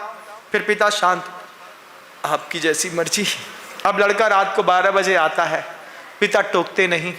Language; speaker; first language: Hindi; native; Hindi